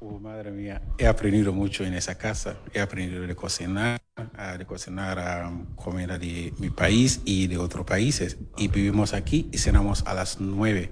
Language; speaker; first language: Spanish; non-native, learner; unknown